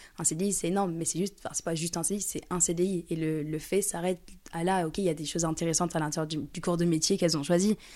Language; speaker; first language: French; early bilingual, other home language; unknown